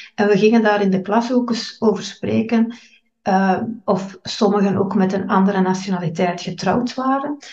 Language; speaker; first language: Dutch; native; Dutch